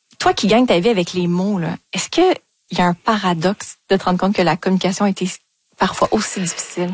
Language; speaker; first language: French; native; French